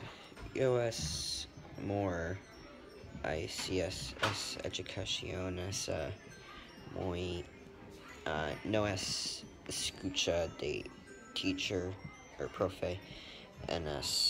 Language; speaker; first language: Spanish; non-native, learner; English